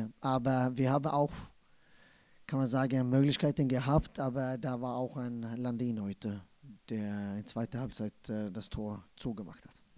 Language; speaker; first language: German; non-native, fluent; Swedish